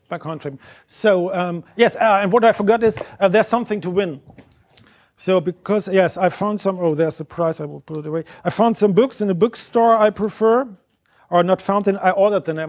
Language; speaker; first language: English; non-native, fluent; German